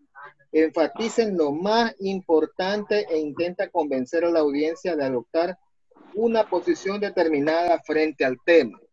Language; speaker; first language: Spanish; native; Spanish